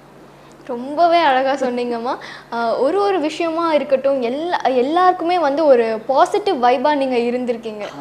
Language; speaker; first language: Tamil; native; Tamil